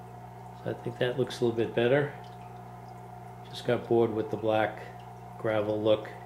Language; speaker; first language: English; native; English